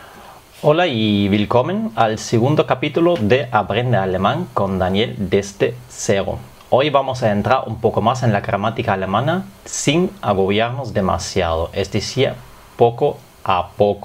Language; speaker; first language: Spanish; non-native, fluent; German